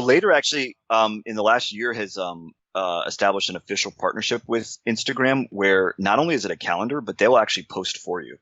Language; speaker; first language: English; native; English